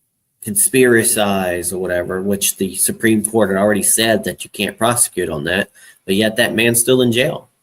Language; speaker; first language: English; native; English